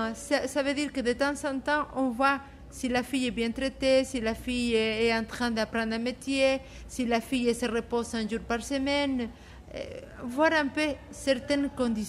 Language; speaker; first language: French; non-native, fluent; Spanish